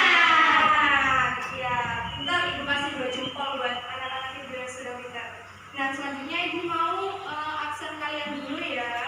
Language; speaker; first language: Indonesian; native; Indonesian